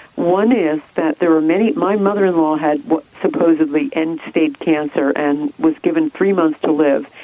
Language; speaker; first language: English; native; English